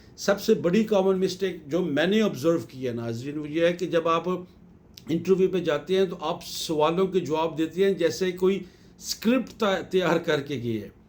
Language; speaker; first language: Urdu; native; Urdu